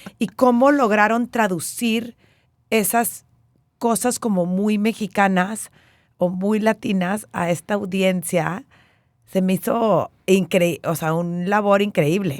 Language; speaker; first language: Spanish; early bilingual, heritage; Spanish